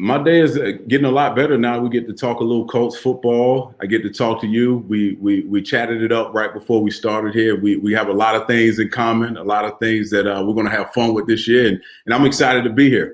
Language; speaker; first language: English; native; English